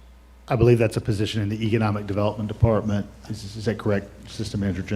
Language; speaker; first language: English; native; English